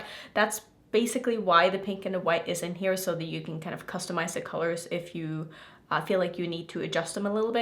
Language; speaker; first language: English; native; English